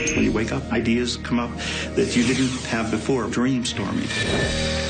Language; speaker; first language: English; native; English